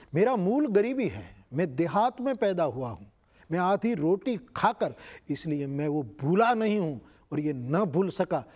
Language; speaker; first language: Hindi; non-native, local second language; Gujarati